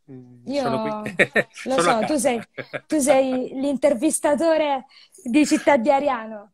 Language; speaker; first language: Italian; native; Italian